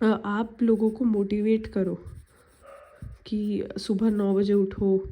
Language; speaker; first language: Hindi; native; Hindi